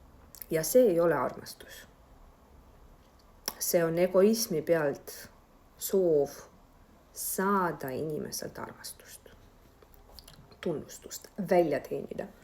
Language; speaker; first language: Estonian; non-native, local second language; Russian